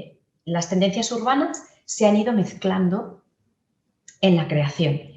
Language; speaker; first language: Spanish; native; Spanish